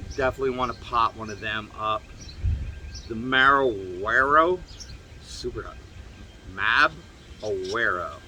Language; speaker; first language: English; native; English